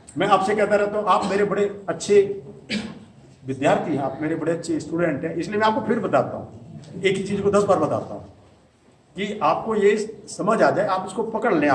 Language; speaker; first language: Hindi; native; Hindi